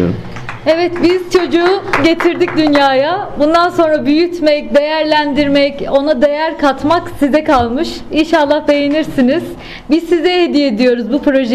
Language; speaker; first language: Turkish; native; Turkish